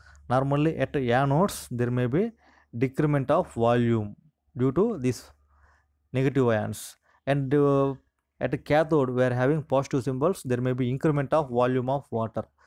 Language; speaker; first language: English; non-native, local second language; Telugu